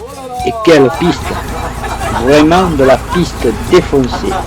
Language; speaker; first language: French; native; French